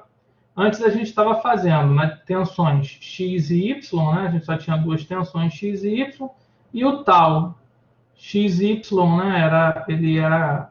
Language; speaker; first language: Portuguese; native; Portuguese